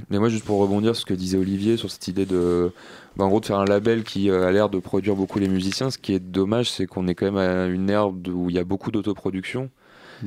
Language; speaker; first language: French; native; French